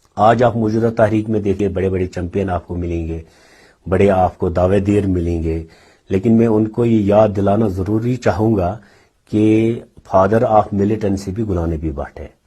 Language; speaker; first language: Urdu; non-native, local second language; Kashmiri